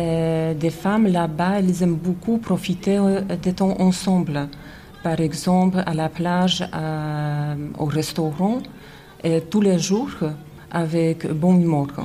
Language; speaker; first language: French; non-native, learner; Polish